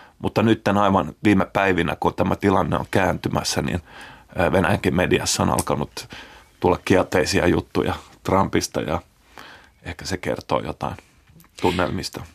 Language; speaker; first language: Finnish; native; Finnish